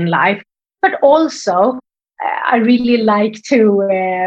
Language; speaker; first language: English; non-native, fluent; Swedish